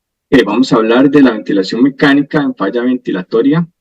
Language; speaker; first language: Spanish; native; Spanish